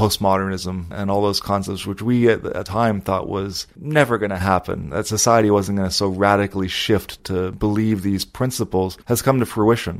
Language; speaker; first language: English; native; English